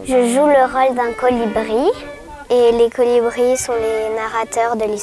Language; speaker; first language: French; early bilingual, other home language; Persian